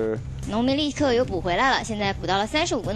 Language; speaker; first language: Chinese; native; Chinese